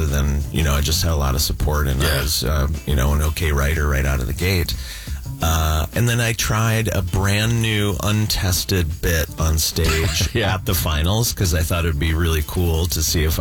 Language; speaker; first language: English; native; English